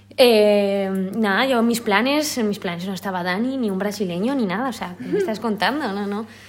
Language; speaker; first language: Spanish; native; Spanish